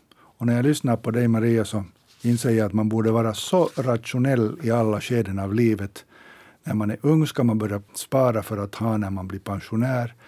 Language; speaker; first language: Swedish; native; Swedish